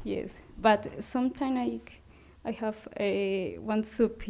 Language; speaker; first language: English; non-native, learner; Spanish